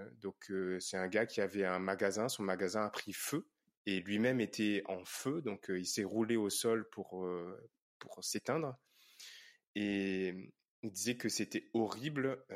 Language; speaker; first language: French; native; French